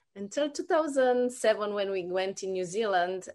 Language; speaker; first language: English; non-native, fluent; Romanian